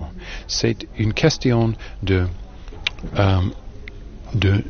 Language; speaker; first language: French; non-native, learner; English